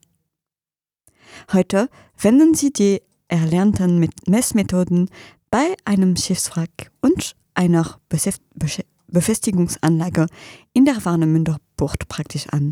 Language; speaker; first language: German; non-native, fluent; French